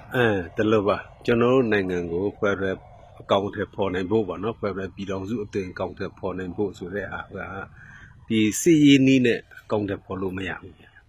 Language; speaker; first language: Burmese; non-native, local second language; Mon